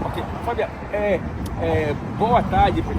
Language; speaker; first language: Portuguese; non-native, fluent; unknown